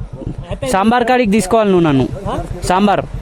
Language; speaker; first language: Telugu; non-native, learner; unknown